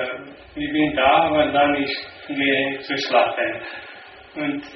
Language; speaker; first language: German; non-native, learner; Slovenian